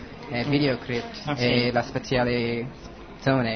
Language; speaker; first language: Italian; non-native, learner; English